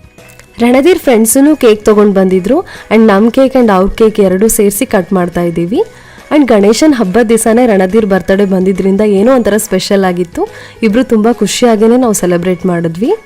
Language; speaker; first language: Kannada; native; Kannada